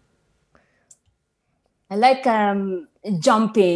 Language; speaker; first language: English; non-native, local second language; Filipino